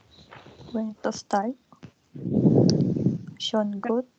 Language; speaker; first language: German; non-native, learner; Filipino